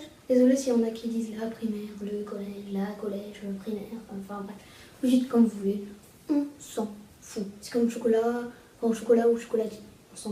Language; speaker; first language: French; native; French